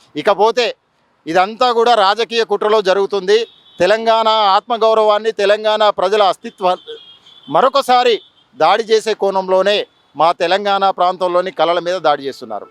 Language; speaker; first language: Telugu; native; Telugu